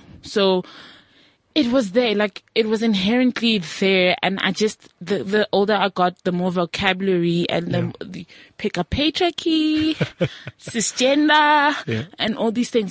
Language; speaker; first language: English; non-native, local second language; Tswana